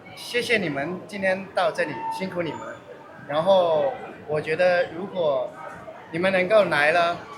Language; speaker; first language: Chinese; non-native, fluent; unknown